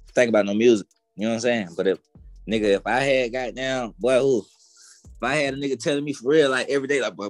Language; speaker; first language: English; native; English